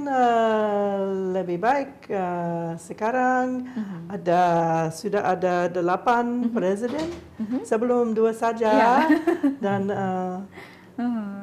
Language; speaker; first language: Indonesian; non-native, learner; English